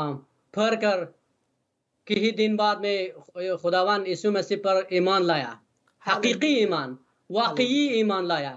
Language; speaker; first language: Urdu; non-native, learner; Persian